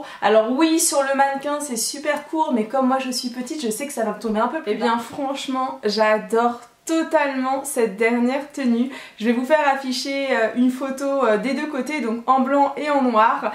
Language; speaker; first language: French; native; French